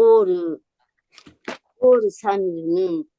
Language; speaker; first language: Korean; non-native, learner; Japanese